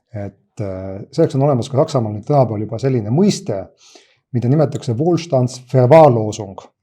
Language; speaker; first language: Estonian; native; Estonian